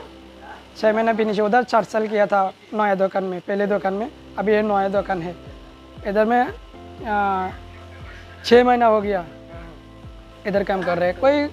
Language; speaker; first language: Hindi; non-native, learner; Bangla